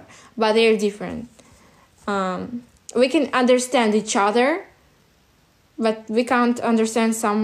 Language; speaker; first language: English; non-native, fluent; Russian